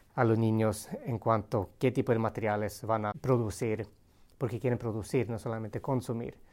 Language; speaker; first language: Spanish; non-native, fluent; Swedish